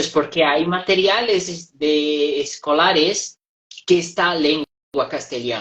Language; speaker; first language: Spanish; non-native, fluent; Portuguese